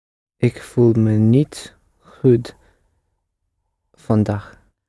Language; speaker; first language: Dutch; non-native, learner; English